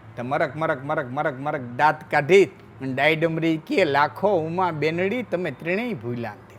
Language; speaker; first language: Gujarati; non-native, local second language; Kachhi